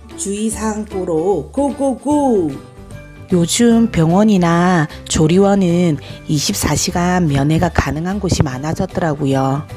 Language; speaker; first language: Korean; native; Korean